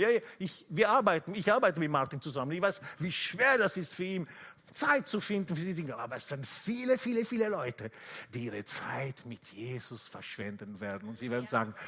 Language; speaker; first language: German; non-native, fluent; Italian